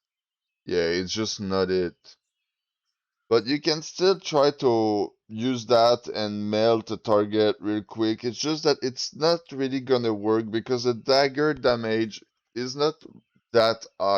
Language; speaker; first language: English; non-native, fluent; French